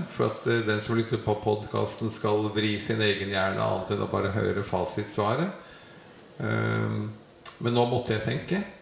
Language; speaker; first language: Norwegian; native; Norwegian